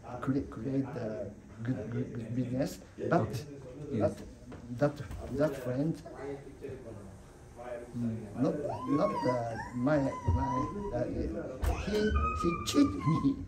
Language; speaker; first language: English; non-native, learner; Japanese